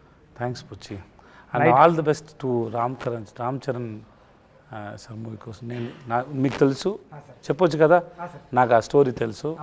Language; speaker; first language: Telugu; non-native, learner; Tamil